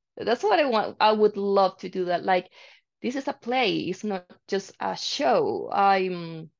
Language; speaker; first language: English; non-native, fluent; Spanish